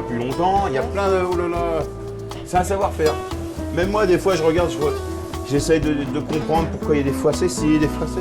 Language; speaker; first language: French; native; French